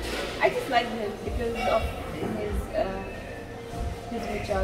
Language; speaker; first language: English; early bilingual, other home language; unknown